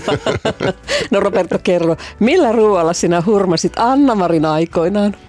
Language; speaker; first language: Finnish; native; Finnish